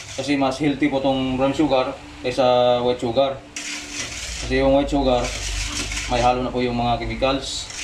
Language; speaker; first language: Filipino; non-native, local second language; Hiligaynon